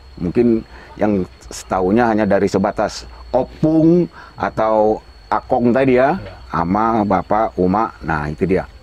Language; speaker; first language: Indonesian; native; Indonesian